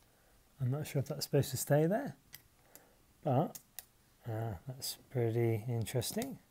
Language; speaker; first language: English; native; English